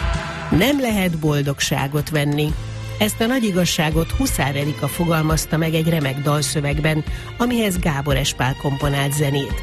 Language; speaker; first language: Hungarian; native; Hungarian